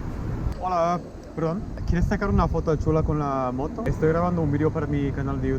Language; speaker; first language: Spanish; non-native, learner; English